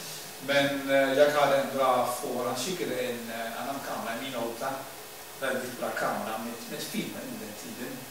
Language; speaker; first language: Swedish; non-native, learner; Dutch